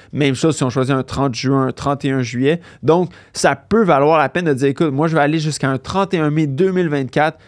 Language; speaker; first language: French; native; French